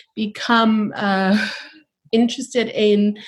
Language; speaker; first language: English; early bilingual, other home language; Tongan